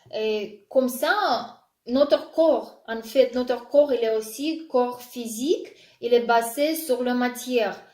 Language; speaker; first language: French; non-native, fluent; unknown